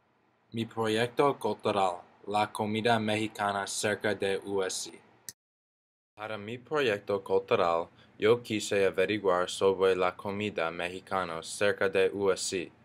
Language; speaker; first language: Spanish; non-native, learner; English